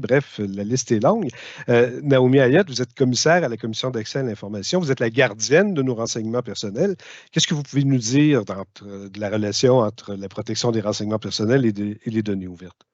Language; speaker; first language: French; native; French